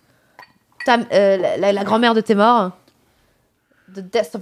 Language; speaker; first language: English; non-native, fluent; French